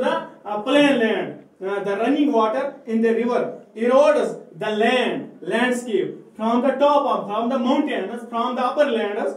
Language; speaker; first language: English; non-native, local second language; Kashmiri